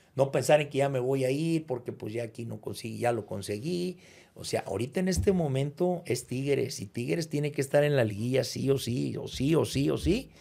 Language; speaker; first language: Spanish; native; Spanish